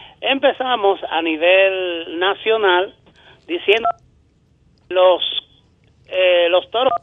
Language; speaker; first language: Spanish; native; Spanish